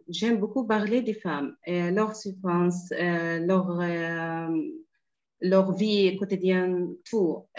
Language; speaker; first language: French; non-native, fluent; Arabic